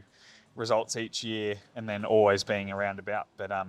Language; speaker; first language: English; native; English